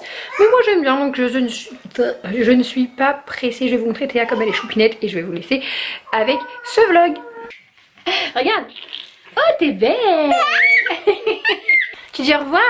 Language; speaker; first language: French; native; French